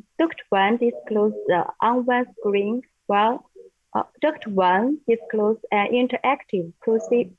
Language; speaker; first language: English; non-native, fluent; Chinese